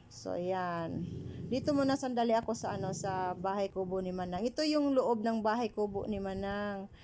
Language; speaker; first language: Filipino; non-native, local second language; Cebuano